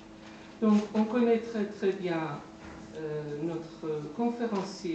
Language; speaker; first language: French; non-native, fluent; Persian